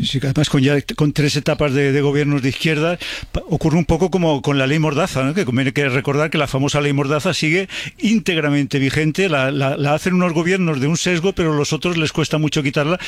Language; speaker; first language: Spanish; native; Spanish